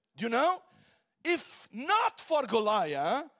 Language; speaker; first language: English; non-native, fluent; Portuguese